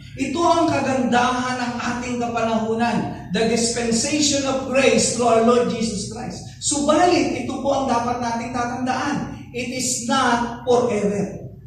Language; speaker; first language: Filipino; native; Filipino